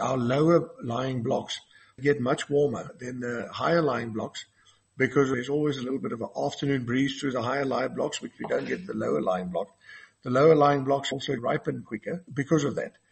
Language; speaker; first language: English; non-native, local second language; Afrikaans